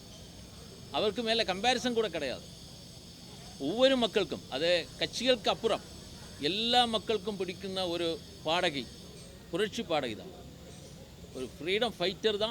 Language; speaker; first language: Tamil; non-native, learner; Malayalam